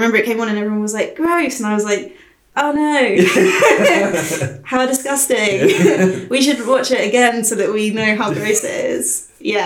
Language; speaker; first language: English; native; English